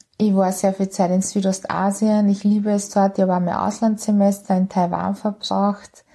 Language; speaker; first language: German; early bilingual, other home language; Hungarian